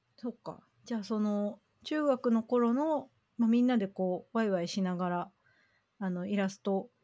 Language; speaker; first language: Japanese; native; Japanese